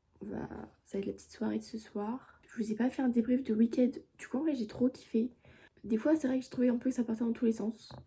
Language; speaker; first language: French; native; French